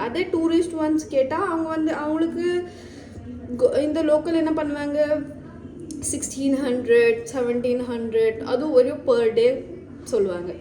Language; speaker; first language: Tamil; early bilingual, heritage; Tamil